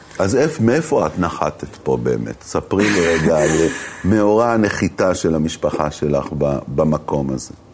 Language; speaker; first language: Hebrew; native; Hebrew